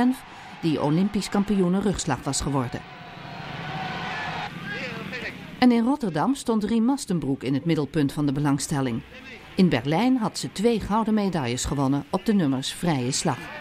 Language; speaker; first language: Dutch; native; Dutch